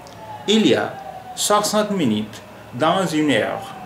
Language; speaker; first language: French; non-native, fluent; Urdu